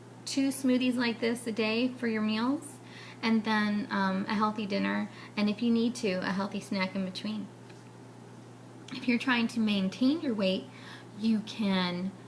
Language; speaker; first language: English; native; English